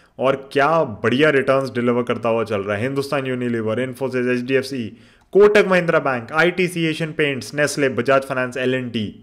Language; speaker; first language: Hindi; native; Hindi